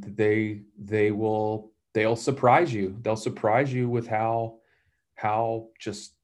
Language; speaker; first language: English; native; English